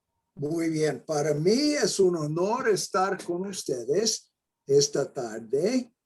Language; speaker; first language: Spanish; non-native, fluent; English